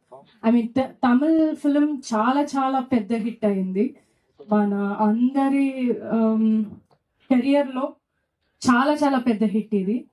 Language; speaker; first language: Telugu; non-native, fluent; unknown